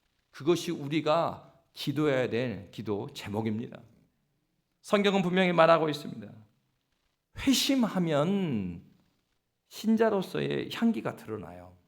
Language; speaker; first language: Korean; native; Korean